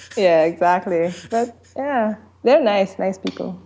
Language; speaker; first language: English; early bilingual, other home language; French